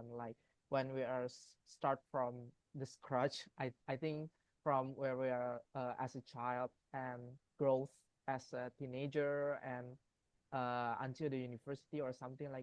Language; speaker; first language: English; non-native, learner; Indonesian